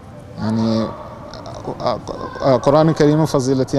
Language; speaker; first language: Turkish; non-native, learner; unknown